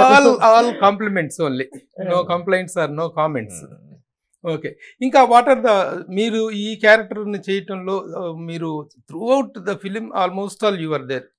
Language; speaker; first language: Telugu; native; Telugu